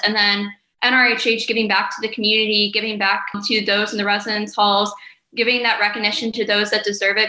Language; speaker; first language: English; native; English